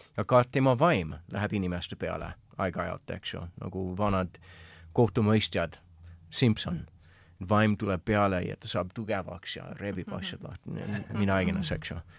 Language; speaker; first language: Estonian; non-native, fluent; English